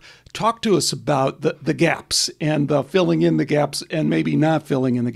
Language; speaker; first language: English; native; English